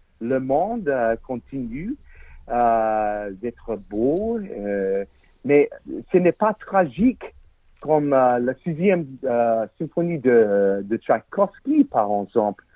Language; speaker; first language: French; non-native, learner; English